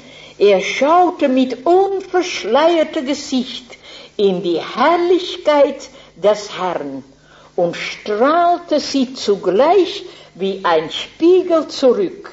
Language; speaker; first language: German; non-native, fluent; Dutch